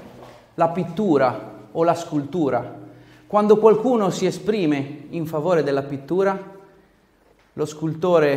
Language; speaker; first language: Italian; native; Italian